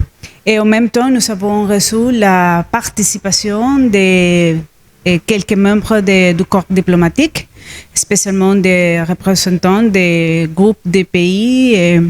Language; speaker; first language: French; non-native, fluent; Spanish